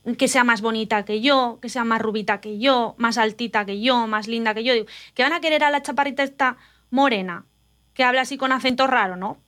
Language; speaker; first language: Spanish; native; Spanish